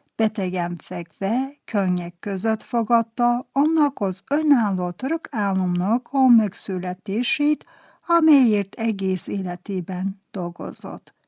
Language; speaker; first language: Hungarian; non-native, fluent; Turkish